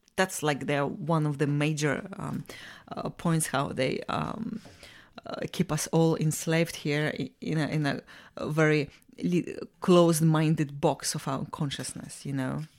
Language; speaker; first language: English; non-native, fluent; Russian